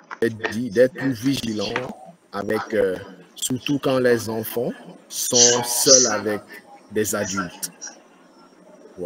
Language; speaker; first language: French; non-native, fluent; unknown